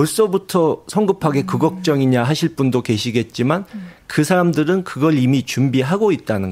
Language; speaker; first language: Korean; native; Korean